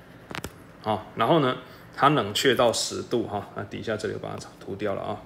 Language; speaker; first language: Chinese; native; Chinese